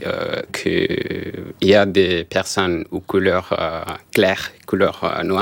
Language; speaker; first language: French; non-native, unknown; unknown